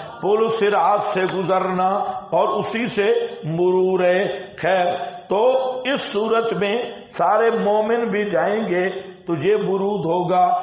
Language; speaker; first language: Urdu; non-native, local second language; Saraiki